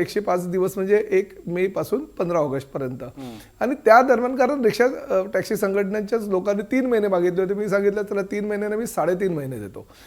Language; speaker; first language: Marathi; native; Marathi